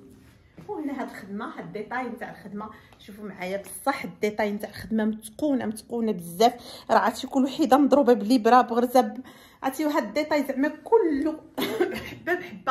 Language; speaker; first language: Arabic; native; Arabic